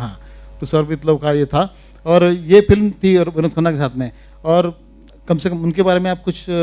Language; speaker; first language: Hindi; non-native, local second language; Marathi